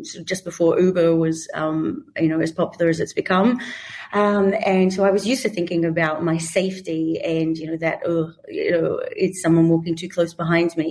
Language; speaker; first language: English; native; English